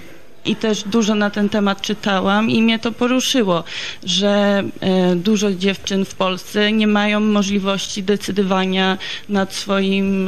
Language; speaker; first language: Polish; early bilingual, heritage; Polish